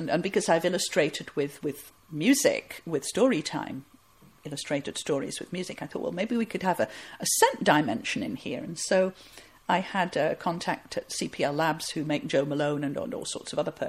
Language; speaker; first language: English; native; English